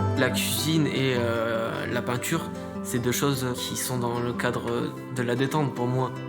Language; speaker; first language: French; native; French